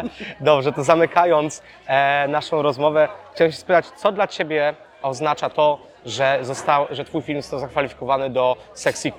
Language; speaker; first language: Polish; native; Polish